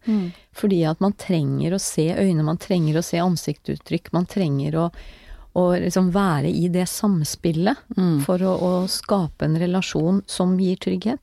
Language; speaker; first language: Norwegian; native; Norwegian